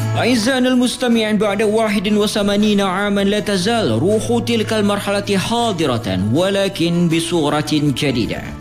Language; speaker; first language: Arabic; non-native, fluent; Indonesian